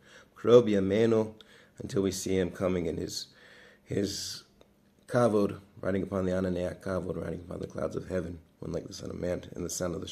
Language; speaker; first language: English; native; English